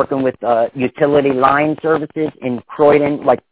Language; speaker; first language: English; native; English